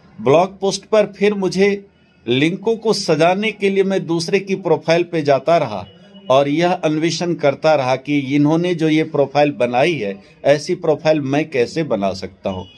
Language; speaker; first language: Hindi; non-native, local second language; Maithili